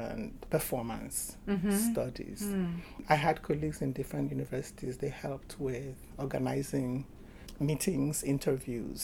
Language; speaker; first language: English; non-native, local second language; Igbo